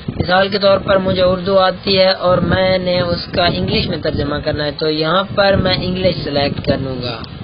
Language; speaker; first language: Urdu; non-native, local second language; Saraiki